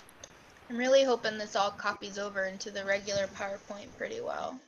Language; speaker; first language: English; native; English